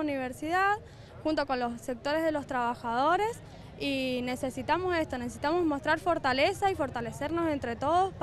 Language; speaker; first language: Spanish; native; Spanish